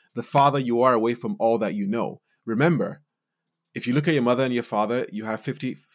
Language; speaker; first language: English; non-native, local second language; Yoruba